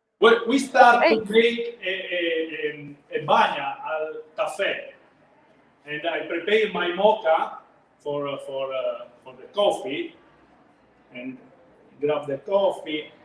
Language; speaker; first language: English; non-native, learner; Italian